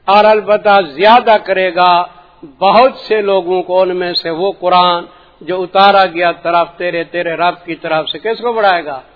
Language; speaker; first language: Urdu; non-native, local second language; Saraiki